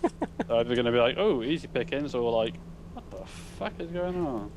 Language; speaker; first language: English; native; English